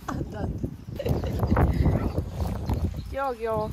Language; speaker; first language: Korean; native; Korean